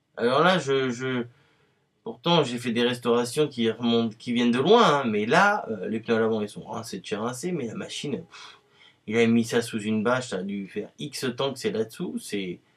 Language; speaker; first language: French; native; French